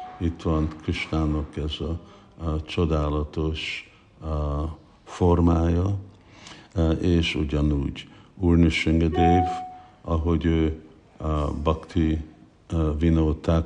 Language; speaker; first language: Hungarian; early bilingual, heritage; Hungarian